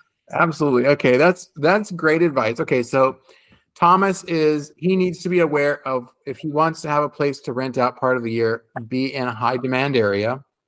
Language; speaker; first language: English; native; English